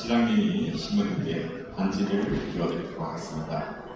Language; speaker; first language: Korean; native; Korean